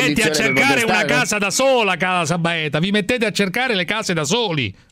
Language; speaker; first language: Italian; native; Italian